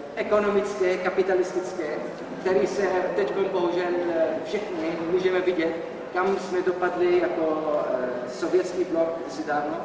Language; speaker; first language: Czech; non-native, fluent; Arabic